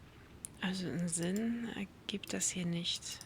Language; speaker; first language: German; native; German